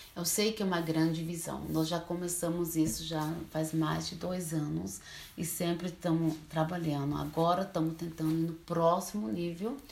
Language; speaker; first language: Portuguese; early bilingual, heritage; Portuguese